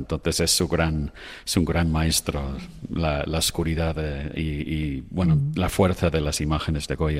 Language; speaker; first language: Spanish; non-native, fluent; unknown